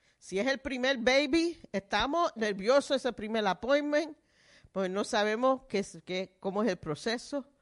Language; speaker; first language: Spanish; early bilingual, heritage; Spanish